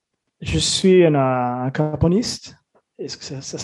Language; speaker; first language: French; non-native, fluent; English